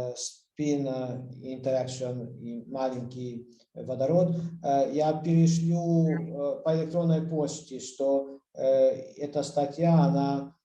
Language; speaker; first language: Russian; non-native, fluent; Hungarian